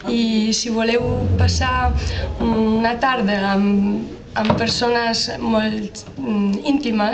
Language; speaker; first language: Catalan; non-native, learner; Italian